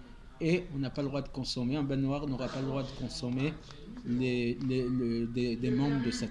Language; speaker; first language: French; native; French